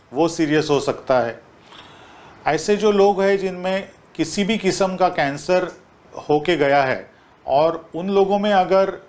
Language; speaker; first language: Hindi; non-native, local second language; Marathi